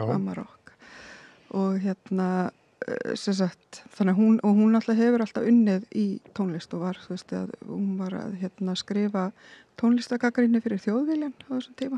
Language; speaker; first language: Icelandic; native; Icelandic